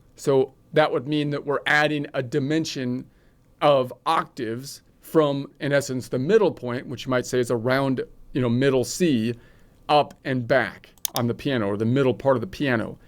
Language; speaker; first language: English; native; English